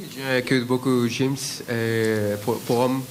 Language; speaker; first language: French; non-native, learner; Bangla